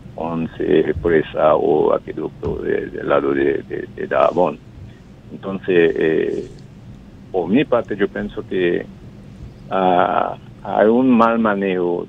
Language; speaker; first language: Spanish; non-native, fluent; Haitian Creole